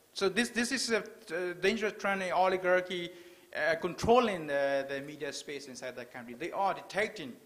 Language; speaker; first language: English; non-native, fluent; Burmese